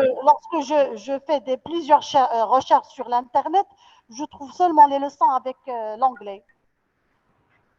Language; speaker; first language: French; non-native, local second language; Arabic